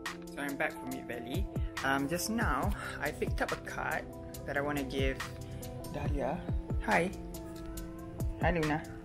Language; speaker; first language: English; non-native, local second language; Malay